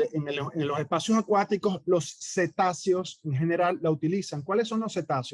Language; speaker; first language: Spanish; native; Spanish